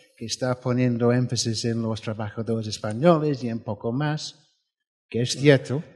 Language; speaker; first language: Spanish; non-native, fluent; English